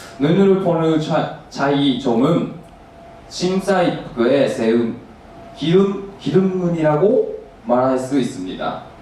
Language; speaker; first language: Korean; non-native, learner; Japanese